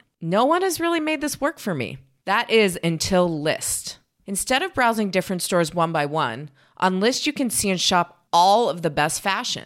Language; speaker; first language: English; native; English